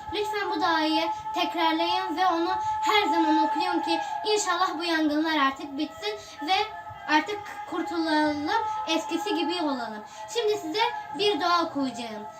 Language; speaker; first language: Turkish; early bilingual, other home language; Arabic